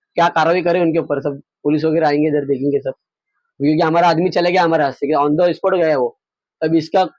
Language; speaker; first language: Hindi; non-native, local second language; Marathi